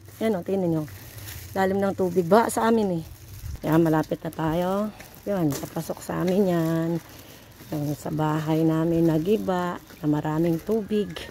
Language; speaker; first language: Filipino; non-native, local second language; Cebuano